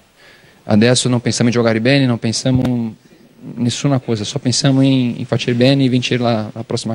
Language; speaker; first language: Italian; non-native, learner; Portuguese